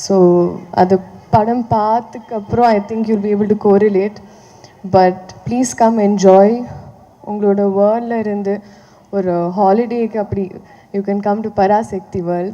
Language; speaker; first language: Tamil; non-native, learner; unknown